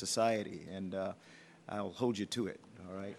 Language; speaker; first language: English; native; English